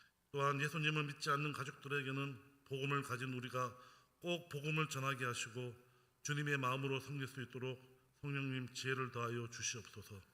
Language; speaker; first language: Korean; native; Korean